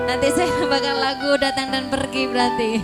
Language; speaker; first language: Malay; non-native, local second language; Madurese